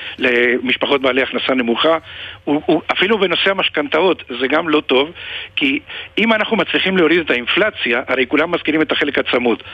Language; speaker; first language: Hebrew; non-native, fluent; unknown